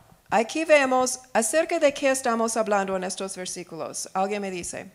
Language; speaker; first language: Spanish; non-native, learner; English